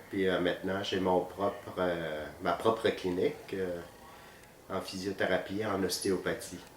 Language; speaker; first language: French; non-native, fluent; Vietnamese